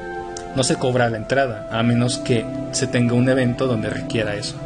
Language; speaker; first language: Spanish; native; Spanish